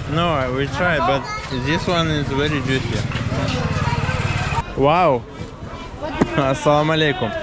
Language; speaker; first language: English; non-native, learner; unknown